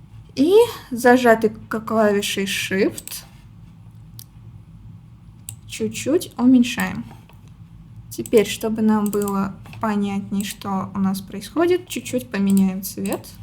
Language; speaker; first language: Russian; native; Russian